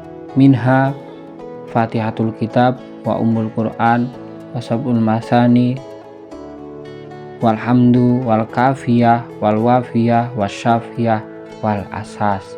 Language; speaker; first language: Arabic; non-native, fluent; Indonesian